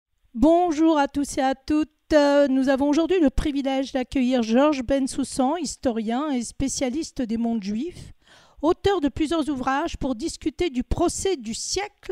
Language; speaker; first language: French; native; French